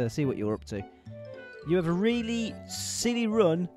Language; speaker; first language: English; native; English